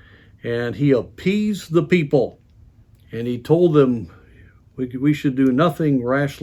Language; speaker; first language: English; native; English